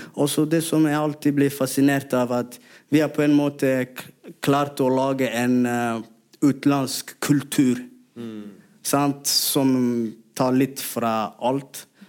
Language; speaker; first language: Norwegian; non-native, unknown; Somali